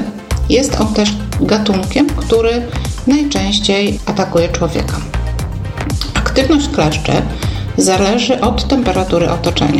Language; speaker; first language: Polish; native; Polish